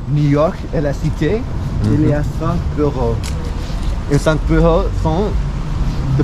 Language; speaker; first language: French; non-native, learner; Spanish